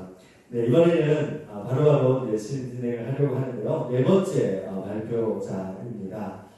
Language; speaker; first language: Korean; native; Korean